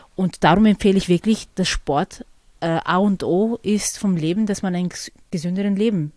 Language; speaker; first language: German; early bilingual, other home language; Turkish